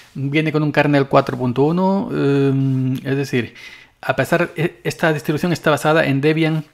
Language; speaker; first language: Spanish; native; Spanish